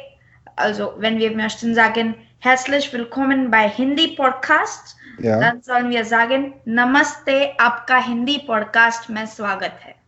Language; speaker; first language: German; non-native, fluent; Marathi